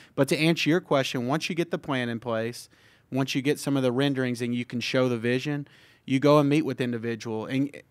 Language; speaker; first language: English; native; English